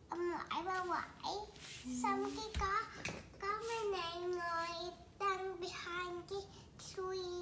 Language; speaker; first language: Vietnamese; early bilingual, heritage; Vietnamese